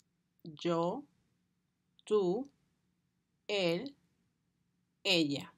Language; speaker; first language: Spanish; non-native, learner; English